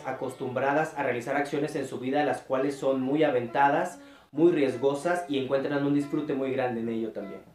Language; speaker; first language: Spanish; native; Spanish